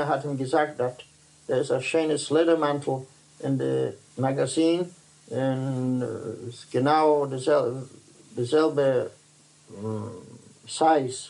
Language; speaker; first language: German; non-native, learner; Dutch